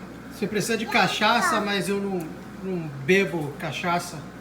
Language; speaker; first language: Portuguese; native; Portuguese